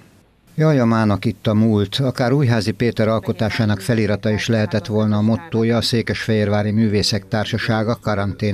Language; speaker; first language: Hungarian; native; Hungarian